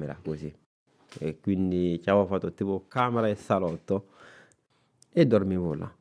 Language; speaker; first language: Italian; non-native, fluent; Bambara